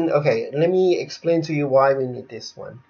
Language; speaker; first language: English; non-native, fluent; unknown